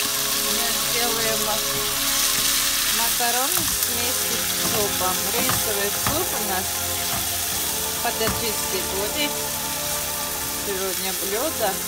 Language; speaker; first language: Russian; non-native, learner; Tajik